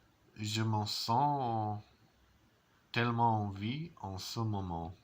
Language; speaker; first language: French; non-native, learner; English